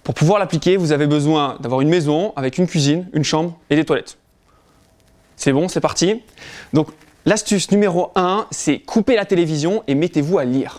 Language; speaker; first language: French; native; French